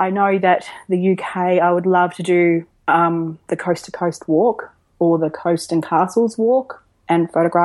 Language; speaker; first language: English; native; English